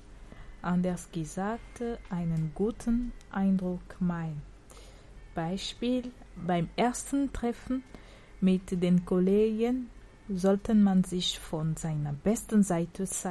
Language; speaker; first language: German; non-native, learner; French